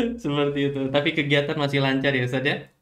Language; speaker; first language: Indonesian; native; Indonesian